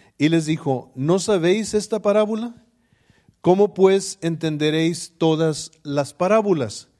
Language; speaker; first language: Spanish; early bilingual, heritage; English